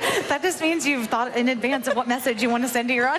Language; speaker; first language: English; native; English